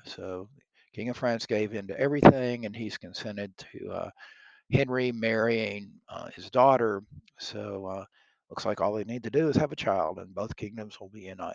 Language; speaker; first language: English; native; English